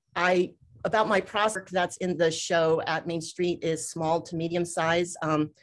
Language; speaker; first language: English; native; English